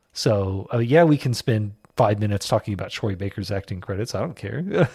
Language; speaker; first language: English; native; English